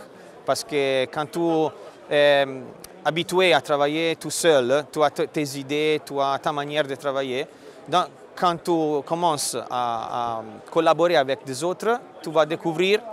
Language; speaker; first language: French; non-native, fluent; Italian